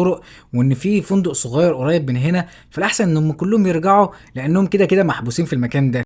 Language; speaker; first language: Arabic; native; Arabic